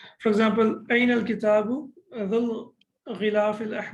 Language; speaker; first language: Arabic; non-native, fluent; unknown